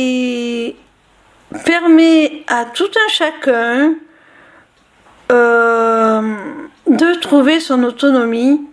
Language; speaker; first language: French; native; French